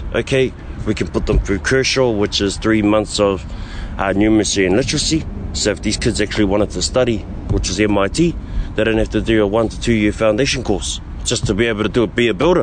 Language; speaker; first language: English; native; English